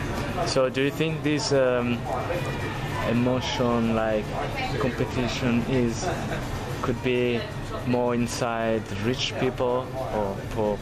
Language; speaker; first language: English; non-native, fluent; Italian